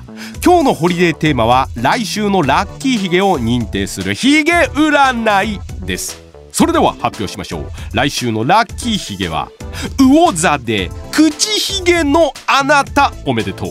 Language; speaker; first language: Japanese; native; Japanese